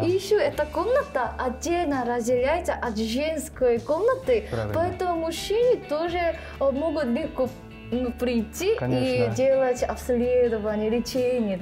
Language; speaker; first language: Russian; non-native, fluent; Korean